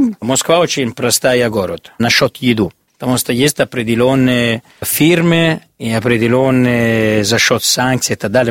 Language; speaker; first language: Russian; non-native, learner; Italian